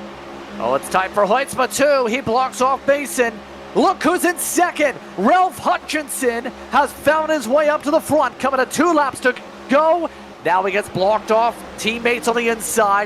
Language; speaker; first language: English; native; English